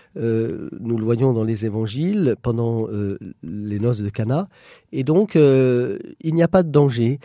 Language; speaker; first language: French; native; French